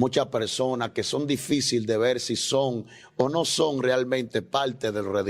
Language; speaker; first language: Spanish; native; Spanish